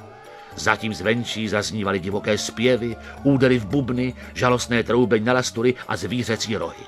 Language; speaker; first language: Czech; native; Czech